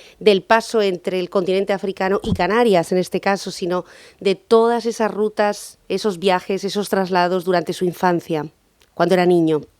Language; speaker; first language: Spanish; native; Spanish